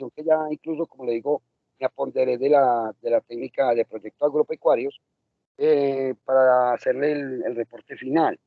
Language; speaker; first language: Spanish; native; Spanish